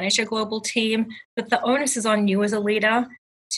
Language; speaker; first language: English; native; English